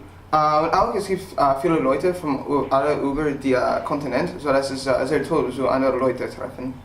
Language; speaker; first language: German; non-native, learner; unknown